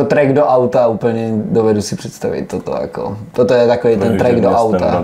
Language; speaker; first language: Czech; native; Czech